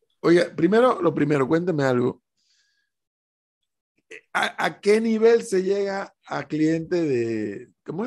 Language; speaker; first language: Spanish; native; Spanish